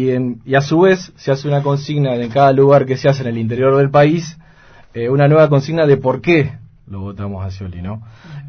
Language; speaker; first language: Spanish; native; Spanish